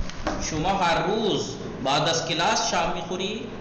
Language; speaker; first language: Persian; non-native, fluent; Urdu